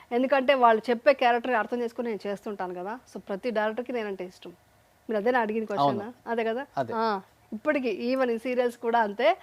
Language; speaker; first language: Telugu; native; Telugu